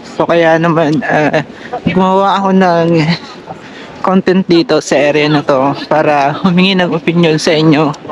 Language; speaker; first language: Filipino; native; Filipino